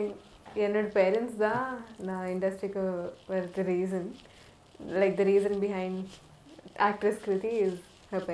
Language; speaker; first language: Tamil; non-native, learner; Tulu